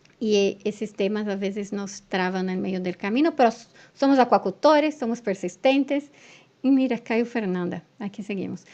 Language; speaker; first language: Spanish; non-native, fluent; Portuguese